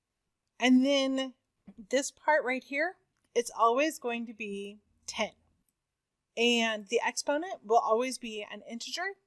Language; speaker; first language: English; native; English